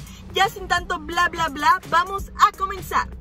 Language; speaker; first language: Spanish; native; Spanish